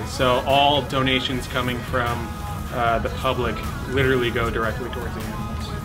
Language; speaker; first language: English; native; English